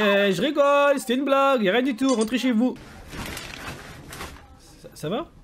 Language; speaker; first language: French; native; French